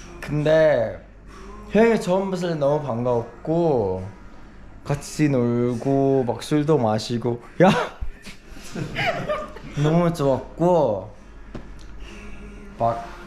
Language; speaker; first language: Korean; non-native, learner; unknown